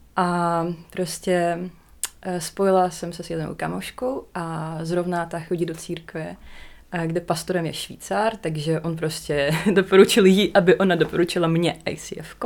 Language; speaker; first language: Czech; non-native, fluent; Russian